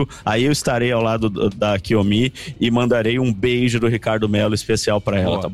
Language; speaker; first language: Portuguese; native; Portuguese